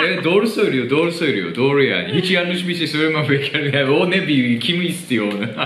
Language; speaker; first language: Turkish; non-native, fluent; Japanese